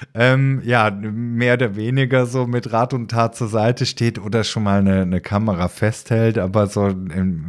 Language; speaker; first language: German; native; German